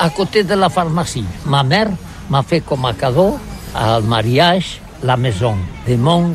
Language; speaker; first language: French; non-native, learner; Catalan